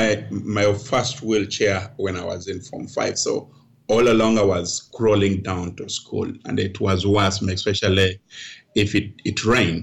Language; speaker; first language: English; non-native, local second language; Ganda